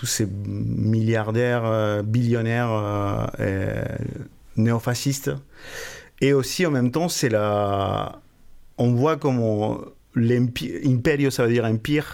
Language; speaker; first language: French; non-native, fluent; Spanish